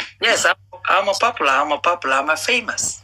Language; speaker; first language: English; non-native, learner; Somali